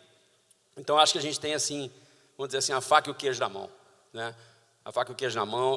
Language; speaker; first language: Portuguese; native; Portuguese